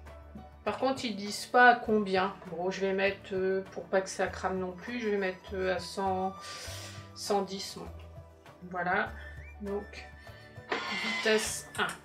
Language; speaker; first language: French; native; French